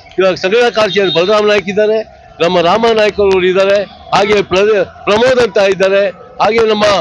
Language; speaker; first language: Kannada; non-native, local second language; Lambadi